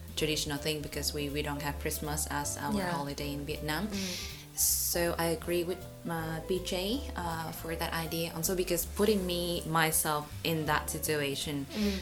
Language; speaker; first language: English; non-native, fluent; Vietnamese